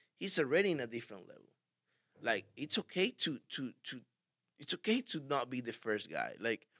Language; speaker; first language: English; early bilingual, other home language; Spanish